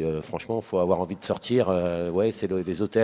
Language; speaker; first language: French; native; French